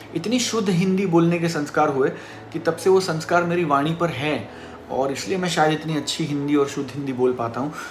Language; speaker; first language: Hindi; non-native, local second language; Marathi